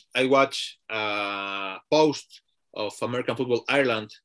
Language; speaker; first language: English; non-native, learner; Spanish